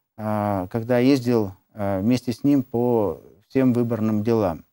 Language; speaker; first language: Russian; native; Russian